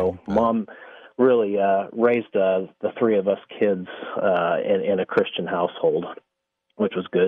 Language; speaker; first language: English; native; English